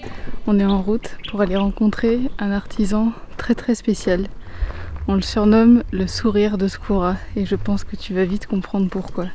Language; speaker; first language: French; native; French